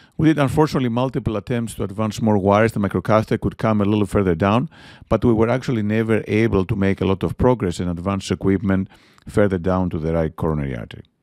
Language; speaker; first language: English; non-native, fluent; Greek